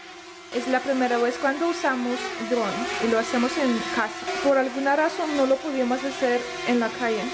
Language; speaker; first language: Spanish; non-native, fluent; Russian